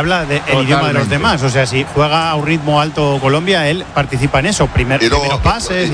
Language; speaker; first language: Spanish; native; Spanish